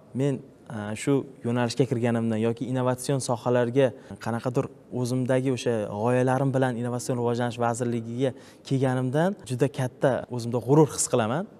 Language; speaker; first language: Uzbek; native; Uzbek